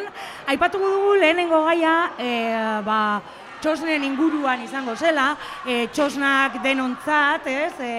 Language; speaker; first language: Basque; native; Basque